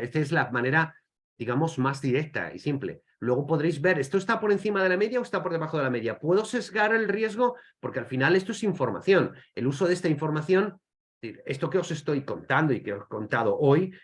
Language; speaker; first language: Spanish; native; Spanish